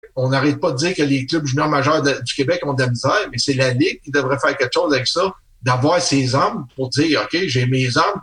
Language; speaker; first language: French; native; French